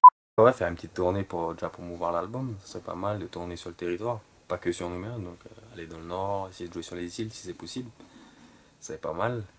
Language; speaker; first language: French; native; French